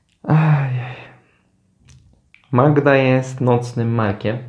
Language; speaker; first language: Polish; non-native, learner; Turkish